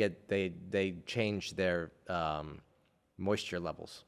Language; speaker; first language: English; native; English